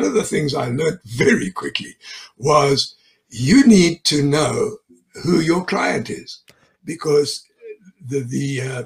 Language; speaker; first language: English; native; English